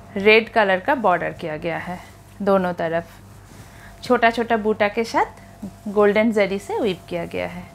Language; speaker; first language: Hindi; non-native, local second language; Bangla